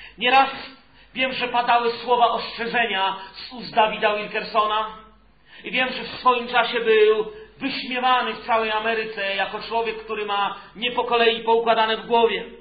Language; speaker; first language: Polish; native; Polish